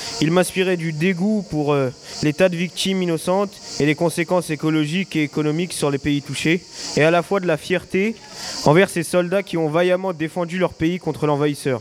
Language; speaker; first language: French; native; French